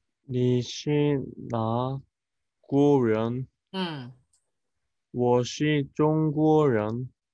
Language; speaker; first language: Chinese; non-native, learner; Korean